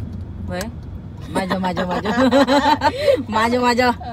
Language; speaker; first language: Korean; non-native, learner; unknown